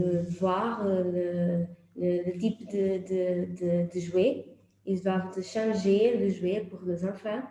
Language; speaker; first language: French; non-native, learner; Portuguese